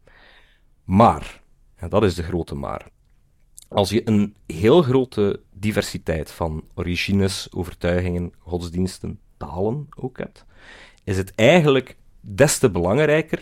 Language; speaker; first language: Dutch; native; Dutch